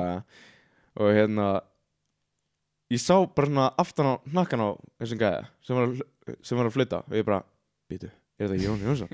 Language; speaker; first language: Icelandic; native; Icelandic